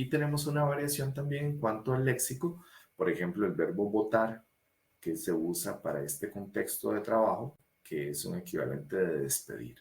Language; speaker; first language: Spanish; native; Spanish